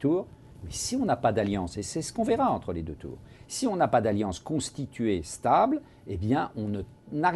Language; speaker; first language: French; native; French